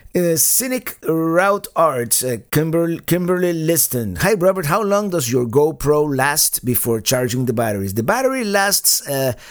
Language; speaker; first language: English; non-native, fluent; Spanish